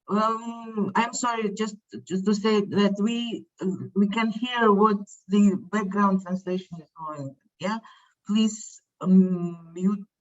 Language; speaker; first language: English; non-native, fluent; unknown